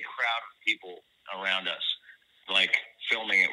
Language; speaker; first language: English; native; English